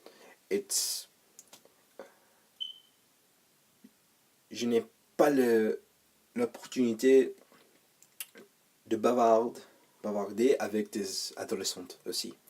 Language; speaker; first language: French; non-native, learner; English